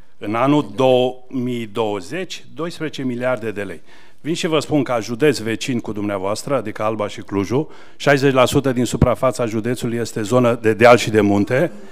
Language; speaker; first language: Romanian; native; Romanian